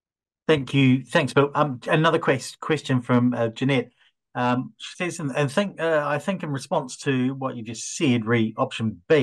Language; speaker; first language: English; native; English